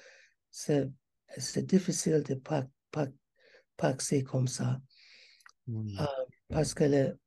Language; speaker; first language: French; non-native, learner; English